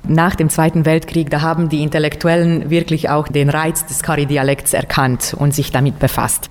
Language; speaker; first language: German; non-native, local second language; Romanian